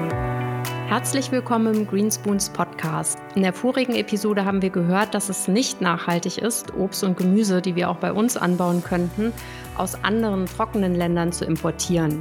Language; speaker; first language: German; native; German